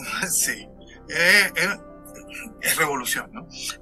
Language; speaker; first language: Spanish; native; Spanish